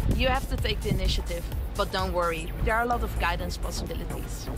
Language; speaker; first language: English; non-native, fluent; Dutch